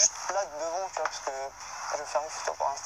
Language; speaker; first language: French; native; French